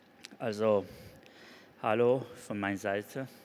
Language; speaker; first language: German; non-native, fluent; Persian